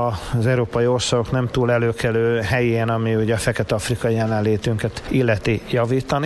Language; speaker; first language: Hungarian; native; Hungarian